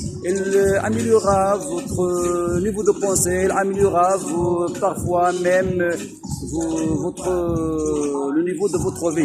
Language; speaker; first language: French; non-native, local second language; Arabic